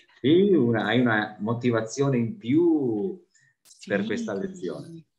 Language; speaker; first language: Italian; native; Italian